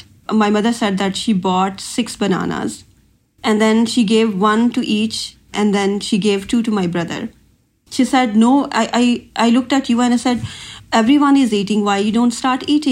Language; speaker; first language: English; non-native, local second language; Punjabi